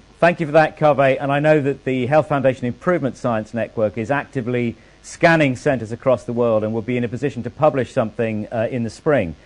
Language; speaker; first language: English; native; English